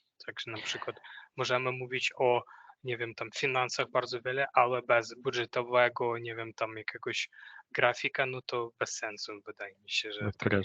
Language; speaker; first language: Polish; non-native, fluent; Ukrainian